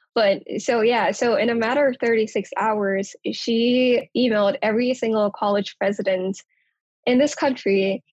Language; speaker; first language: English; non-native, local second language; Nepali